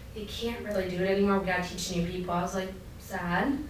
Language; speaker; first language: English; native; English